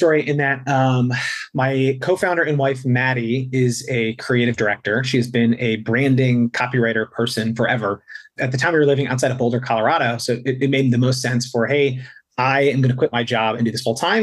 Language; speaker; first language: English; native; English